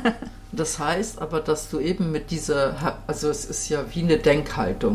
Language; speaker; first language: German; native; German